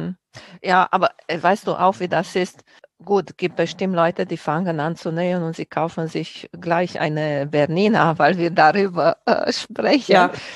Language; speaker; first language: German; non-native, fluent; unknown